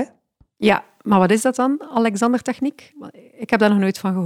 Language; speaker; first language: Dutch; native; Dutch